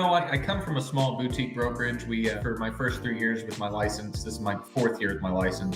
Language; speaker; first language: English; native; English